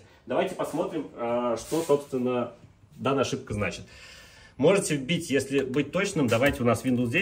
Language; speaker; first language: Russian; native; Russian